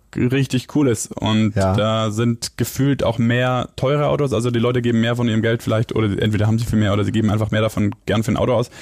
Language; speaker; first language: German; native; German